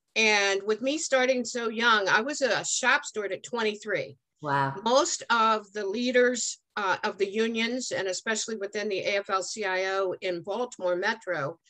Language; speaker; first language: English; native; English